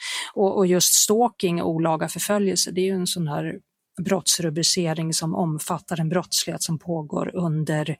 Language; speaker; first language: Swedish; native; Swedish